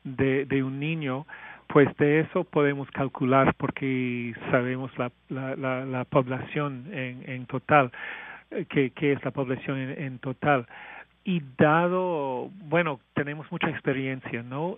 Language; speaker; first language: Spanish; non-native, fluent; English